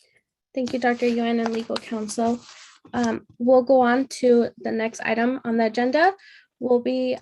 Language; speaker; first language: English; native; English